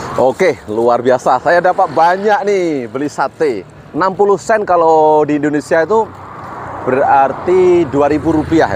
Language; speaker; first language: Malay; native; Malay